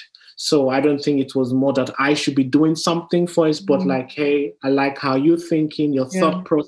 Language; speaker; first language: English; non-native, local second language; Yoruba